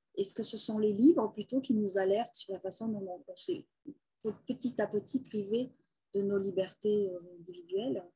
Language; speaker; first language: French; native; French